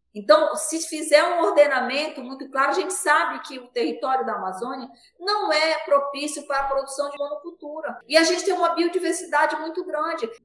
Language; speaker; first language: Portuguese; native; Portuguese